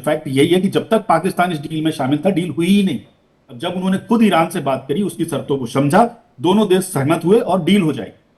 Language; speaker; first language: Hindi; native; Hindi